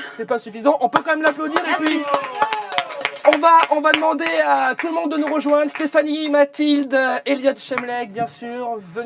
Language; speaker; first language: French; native; French